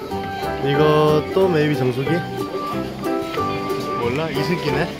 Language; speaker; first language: Korean; non-native, learner; Indonesian